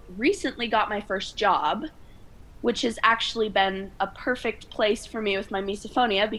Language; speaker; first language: English; native; English